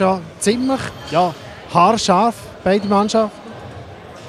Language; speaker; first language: German; native; German